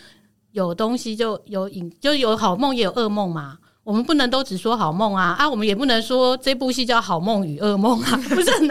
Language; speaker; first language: Chinese; native; Chinese